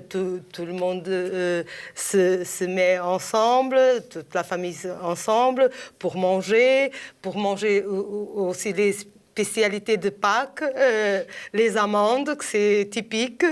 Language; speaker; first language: French; non-native, fluent; Portuguese